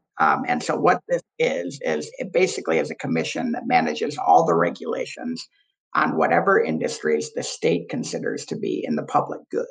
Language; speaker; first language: English; native; English